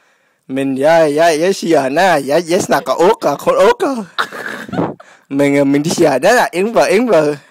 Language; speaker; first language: Danish; non-native, learner; Vietnamese